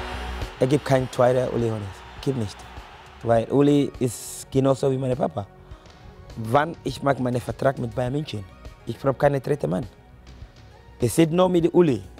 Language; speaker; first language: German; non-native, fluent; Akan